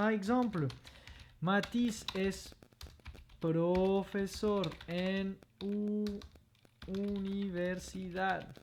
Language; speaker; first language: Spanish; non-native, fluent; French